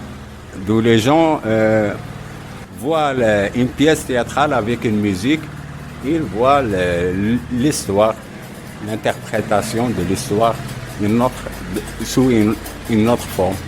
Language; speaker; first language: French; non-native, local second language; Arabic